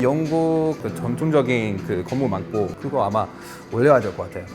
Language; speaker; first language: Korean; non-native, fluent; English